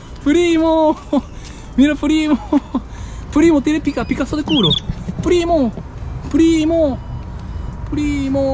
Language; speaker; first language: Spanish; non-native, learner; Japanese